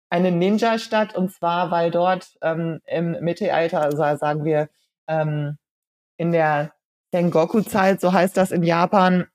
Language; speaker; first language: German; native; German